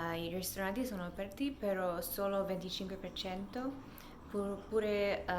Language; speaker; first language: Italian; non-native, fluent; English